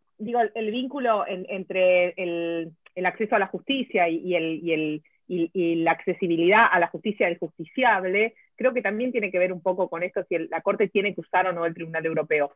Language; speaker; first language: Spanish; native; Spanish